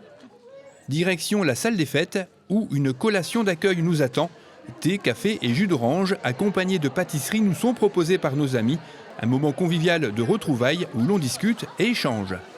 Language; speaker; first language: French; native; French